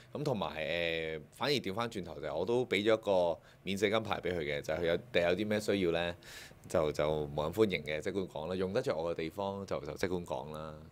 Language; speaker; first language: Cantonese; native; Cantonese